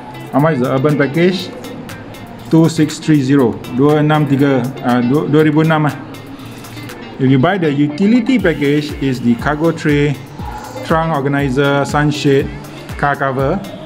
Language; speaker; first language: English; non-native, local second language; Malay